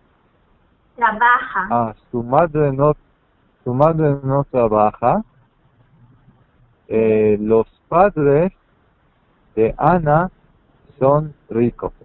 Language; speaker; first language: Spanish; non-native, learner; English